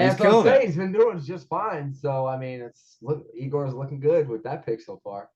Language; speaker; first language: English; native; English